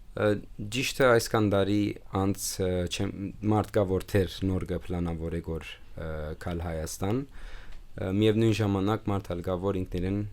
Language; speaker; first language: Armenian; early bilingual, heritage; Armenian